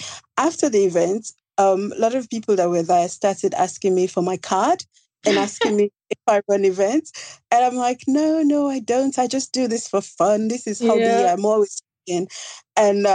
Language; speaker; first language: English; non-native, local second language; Krio